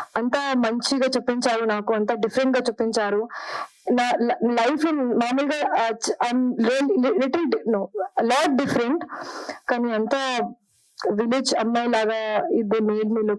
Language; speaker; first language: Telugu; non-native, learner; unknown